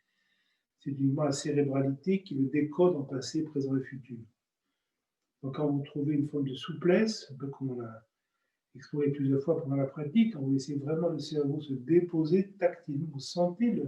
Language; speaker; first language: French; native; French